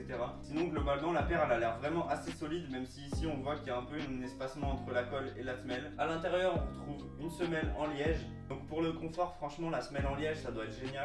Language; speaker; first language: French; native; French